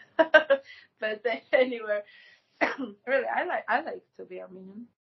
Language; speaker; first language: English; non-native, fluent; Armenian